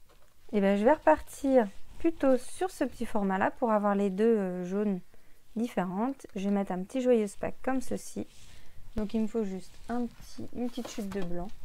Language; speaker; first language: French; native; French